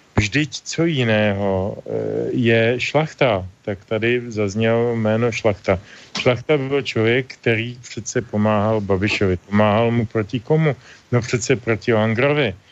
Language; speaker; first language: Czech; native; Czech